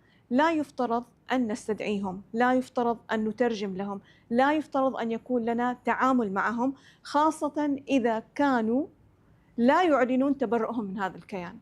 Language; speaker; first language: Arabic; native; Arabic